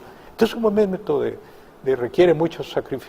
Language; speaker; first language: Spanish; native; Spanish